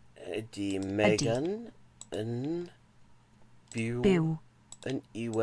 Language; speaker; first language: Welsh; non-native, learner; English